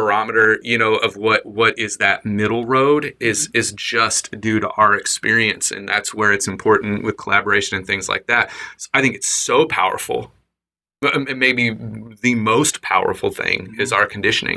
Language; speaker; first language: English; native; English